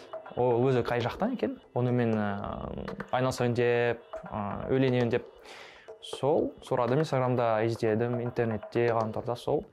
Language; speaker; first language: Kazakh; non-native, learner; French